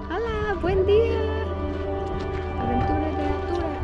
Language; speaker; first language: Spanish; non-native, learner; English